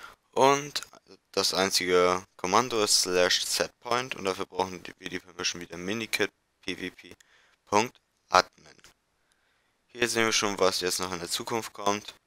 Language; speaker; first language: German; native; German